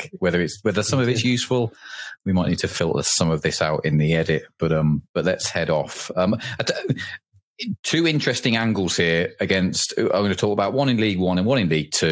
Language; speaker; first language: English; native; English